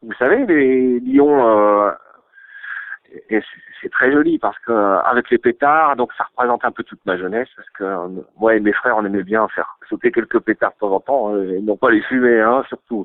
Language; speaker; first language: French; native; French